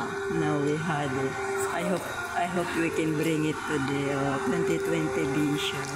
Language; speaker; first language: English; non-native, learner; Filipino